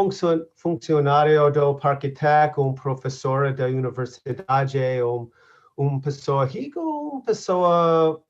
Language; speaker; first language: Portuguese; non-native, learner; English